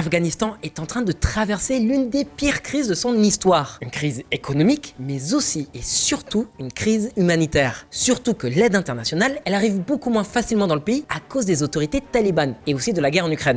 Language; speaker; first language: French; native; French